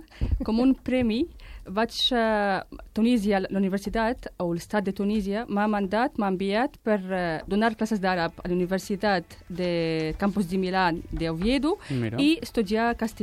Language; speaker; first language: Catalan; non-native, fluent; Arabic